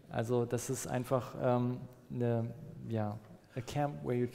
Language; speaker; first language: German; non-native, fluent; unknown